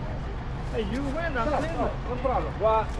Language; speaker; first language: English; non-native, learner; Italian